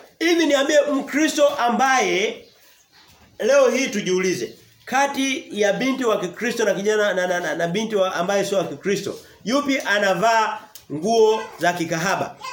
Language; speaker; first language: Swahili; native; Swahili